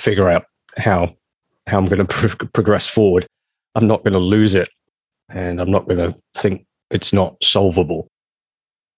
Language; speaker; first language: English; native; English